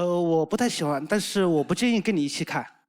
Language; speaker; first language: Chinese; native; Chinese